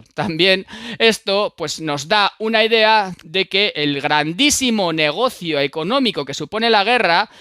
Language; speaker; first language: Spanish; native; Spanish